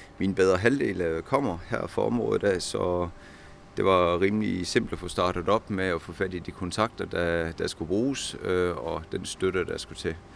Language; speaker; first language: Danish; native; Danish